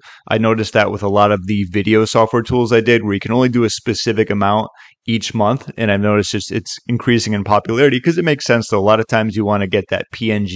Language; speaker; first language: English; native; English